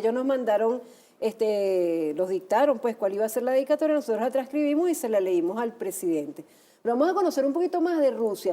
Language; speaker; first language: Spanish; native; Spanish